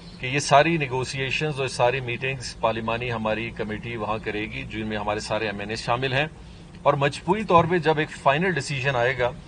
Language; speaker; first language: Urdu; non-native, local second language; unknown